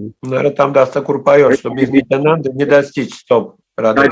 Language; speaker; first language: Russian; native; Russian